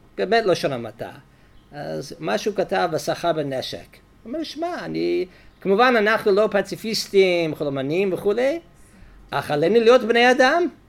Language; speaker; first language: Hebrew; non-native, fluent; English